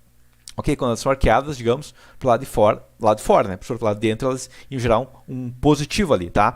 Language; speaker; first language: Portuguese; native; Portuguese